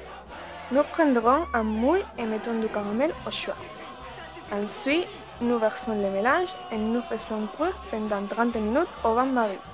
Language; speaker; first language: French; non-native, learner; Spanish